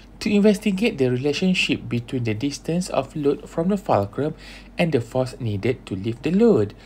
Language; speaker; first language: English; non-native, local second language; Malay